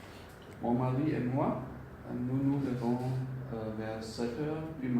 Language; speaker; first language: French; non-native, learner; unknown